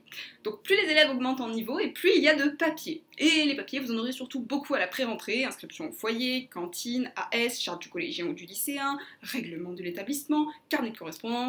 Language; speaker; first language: French; native; French